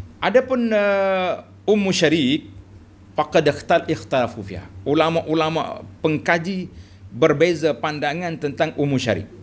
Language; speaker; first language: Malay; native; Malay